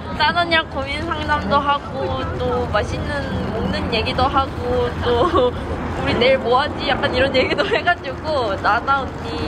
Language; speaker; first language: Korean; non-native, learner; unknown